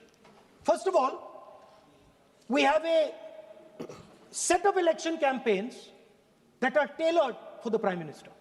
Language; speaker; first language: English; non-native, local second language; Hindi